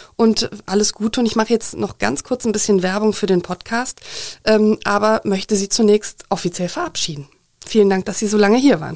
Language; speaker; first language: German; native; German